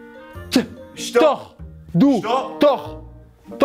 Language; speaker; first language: German; non-native, learner; French